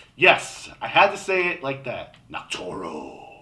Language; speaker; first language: English; native; English